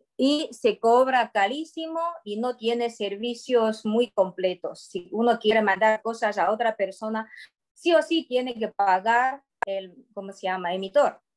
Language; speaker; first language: Spanish; non-native, fluent; Chinese